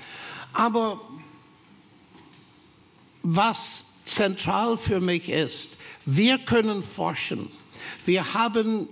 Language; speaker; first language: German; non-native, fluent; English